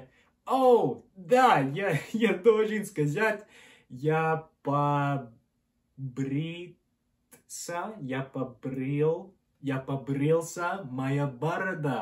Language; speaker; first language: Russian; non-native, learner; English